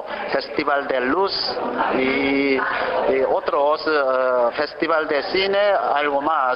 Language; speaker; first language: Spanish; non-native, learner; Korean